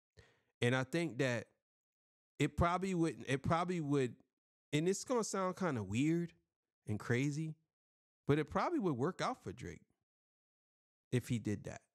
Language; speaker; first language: English; native; English